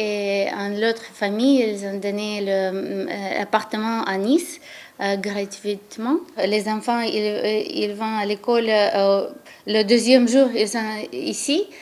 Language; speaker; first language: French; non-native, learner; Ukrainian